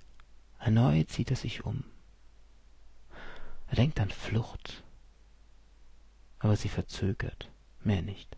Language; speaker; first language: German; native; German